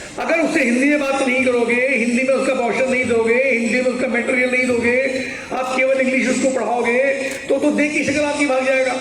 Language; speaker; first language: Hindi; native; Hindi